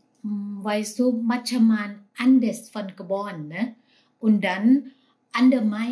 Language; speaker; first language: German; non-native, learner; Thai